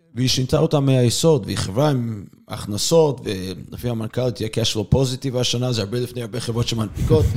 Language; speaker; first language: Hebrew; non-native, fluent; English